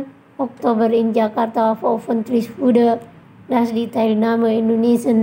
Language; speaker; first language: German; non-native, fluent; Indonesian